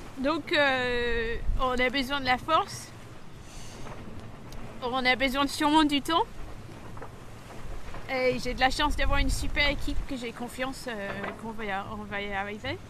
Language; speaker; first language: French; non-native, fluent; English